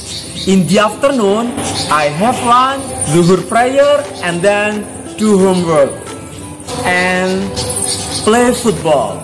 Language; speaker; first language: English; non-native, fluent; Indonesian